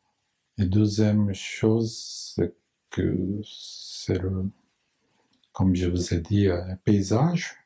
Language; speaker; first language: French; non-native, learner; Japanese